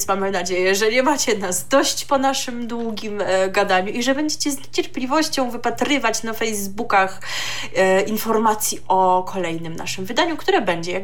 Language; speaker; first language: Polish; native; Polish